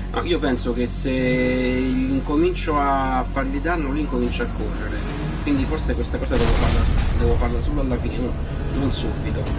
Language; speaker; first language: Italian; native; Italian